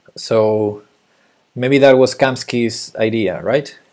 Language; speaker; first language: English; non-native, fluent; Spanish